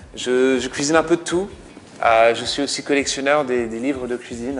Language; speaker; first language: French; non-native, fluent; English